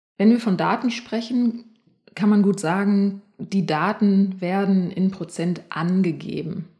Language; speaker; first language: German; native; German